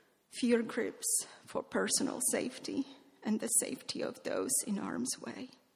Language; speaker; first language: English; non-native, fluent; Polish